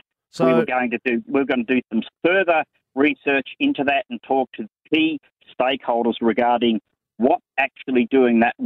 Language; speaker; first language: English; native; English